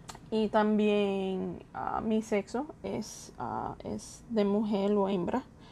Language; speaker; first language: Spanish; early bilingual, heritage; Spanish